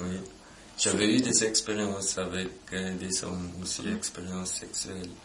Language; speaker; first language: French; non-native, local second language; German